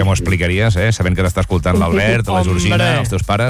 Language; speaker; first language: Catalan; native; Catalan